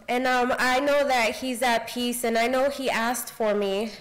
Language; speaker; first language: English; early bilingual, other home language; Spanish